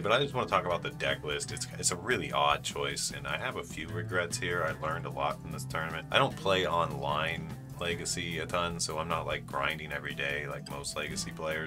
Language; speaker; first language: English; native; English